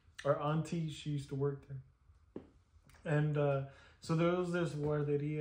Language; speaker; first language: English; early bilingual, other home language; Spanish